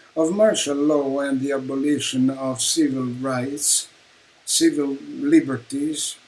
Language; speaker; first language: English; non-native, fluent; Italian